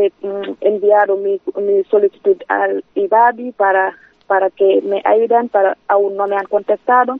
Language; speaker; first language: Spanish; non-native, fluent; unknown